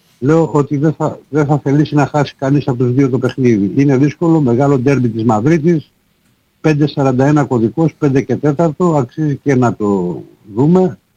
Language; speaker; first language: Greek; native; Greek